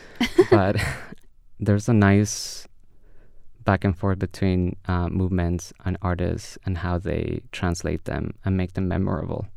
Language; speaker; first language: English; early bilingual, other home language; Spanish